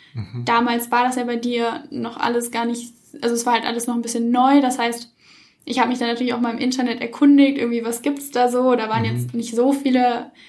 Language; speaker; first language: German; native; German